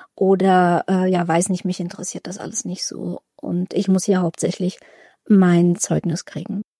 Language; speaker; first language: German; early bilingual, other home language; Russian